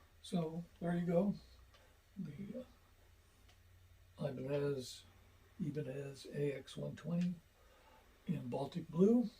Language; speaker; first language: English; native; English